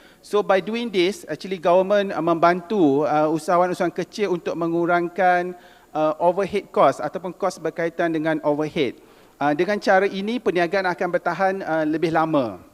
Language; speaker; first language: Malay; native; Malay